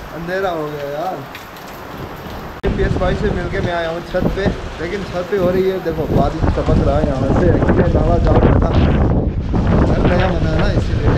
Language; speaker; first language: Hindi; non-native, local second language; Nepali